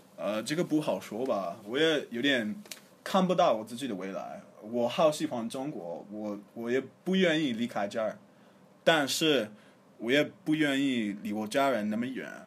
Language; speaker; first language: Chinese; non-native, fluent; English